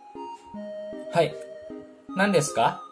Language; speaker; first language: Japanese; non-native, learner; Indonesian